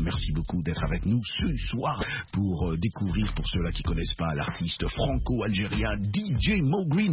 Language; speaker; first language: French; non-native, local second language; Lingala